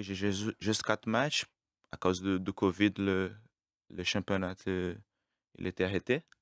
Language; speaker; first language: French; non-native, learner; Portuguese